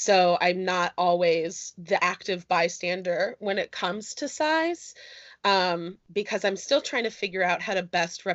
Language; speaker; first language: English; native; English